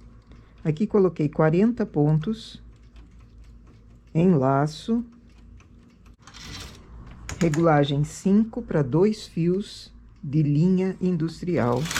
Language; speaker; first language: Portuguese; native; Portuguese